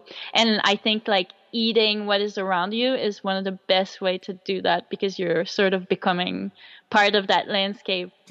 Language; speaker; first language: English; non-native, fluent; French